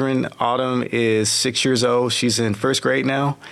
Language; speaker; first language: English; native; English